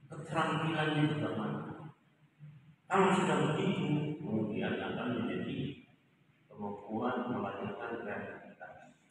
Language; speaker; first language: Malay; non-native, local second language; Javanese